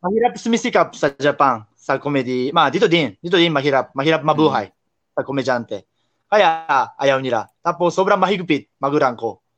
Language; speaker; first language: Filipino; non-native, learner; Japanese